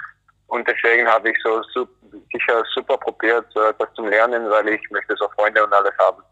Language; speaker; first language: German; non-native, fluent; English